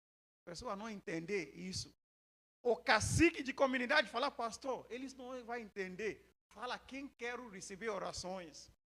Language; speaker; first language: Portuguese; non-native, learner; Yoruba